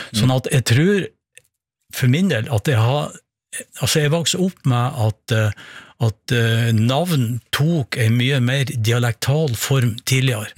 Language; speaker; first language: Norwegian; native; Norwegian